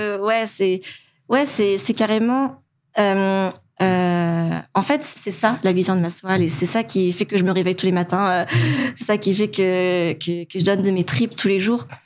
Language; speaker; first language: French; non-native, local second language; Malagasy